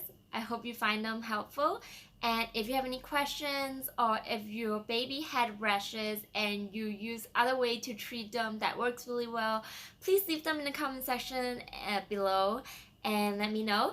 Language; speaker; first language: English; non-native, fluent; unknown